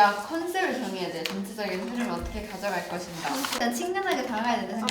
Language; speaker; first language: Korean; native; Korean